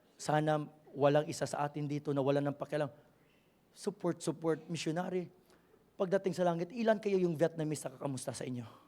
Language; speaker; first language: Filipino; native; Filipino